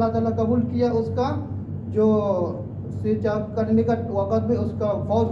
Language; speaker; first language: Hindi; non-native, fluent; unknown